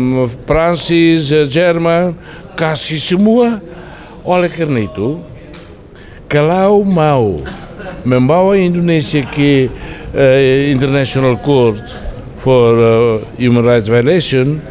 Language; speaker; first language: Indonesian; non-native, fluent; Tetum